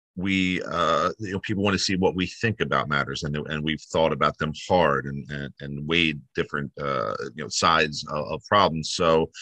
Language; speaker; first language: English; native; English